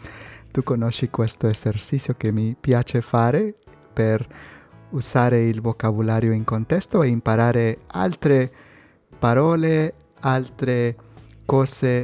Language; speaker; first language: Italian; non-native, learner; Spanish